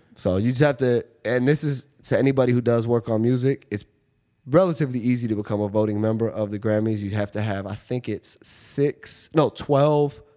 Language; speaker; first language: English; native; English